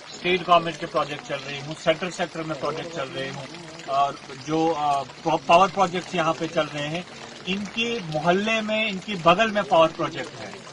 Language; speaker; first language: Urdu; non-native, local second language; Kashmiri